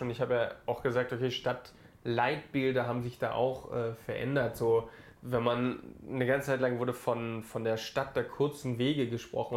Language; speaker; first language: German; native; German